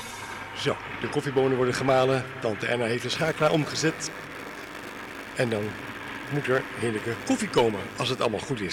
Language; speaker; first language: Dutch; native; Dutch